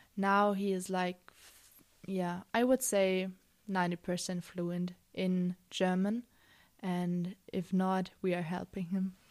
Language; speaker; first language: English; non-native, fluent; German